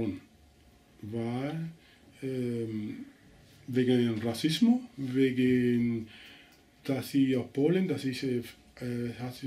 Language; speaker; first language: German; non-native, learner; Spanish